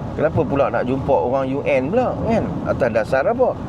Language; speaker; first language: Malay; native; Malay